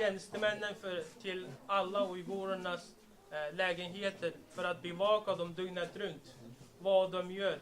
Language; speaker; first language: Swedish; non-native, learner; Uyghur